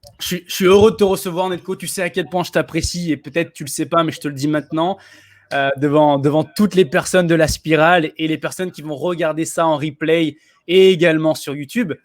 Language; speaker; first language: French; native; French